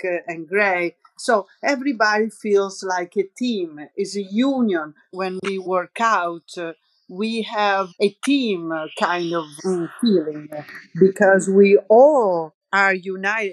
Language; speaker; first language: English; non-native, fluent; Italian